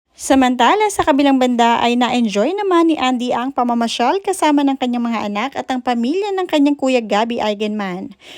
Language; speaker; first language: Filipino; native; Filipino